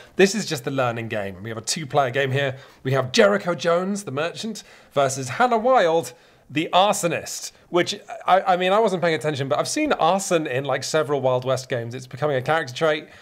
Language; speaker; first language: English; native; English